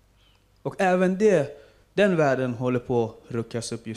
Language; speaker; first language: Swedish; non-native, fluent; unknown